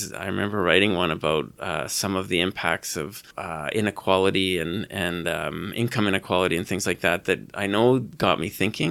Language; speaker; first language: English; native; English